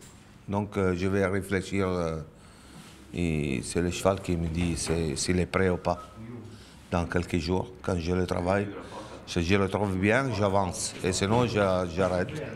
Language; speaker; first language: French; non-native, learner; Italian